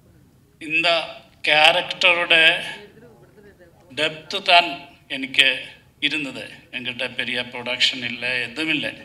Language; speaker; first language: Tamil; non-native, learner; Malayalam